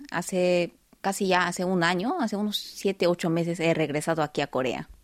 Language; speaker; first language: Spanish; early bilingual, heritage; Spanish